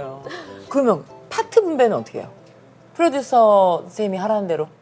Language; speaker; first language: Korean; native; Korean